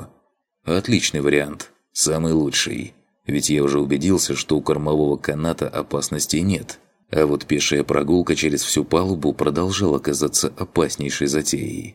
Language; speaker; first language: Russian; native; Russian